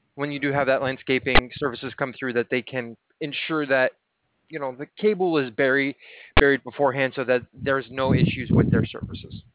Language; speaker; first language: English; native; English